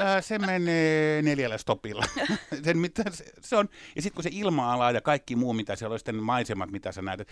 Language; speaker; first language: Finnish; native; Finnish